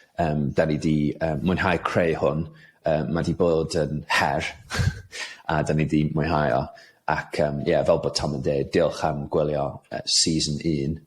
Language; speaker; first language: Welsh; non-native, fluent; English